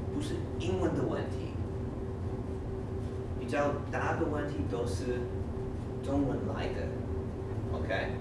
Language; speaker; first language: Chinese; non-native, fluent; English